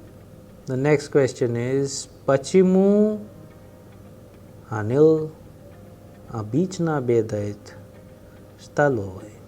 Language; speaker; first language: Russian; non-native, fluent; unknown